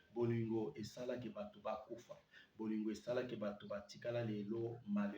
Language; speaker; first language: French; non-native, local second language; Lingala